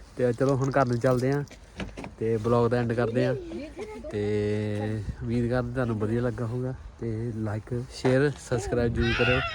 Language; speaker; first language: Punjabi; native; Punjabi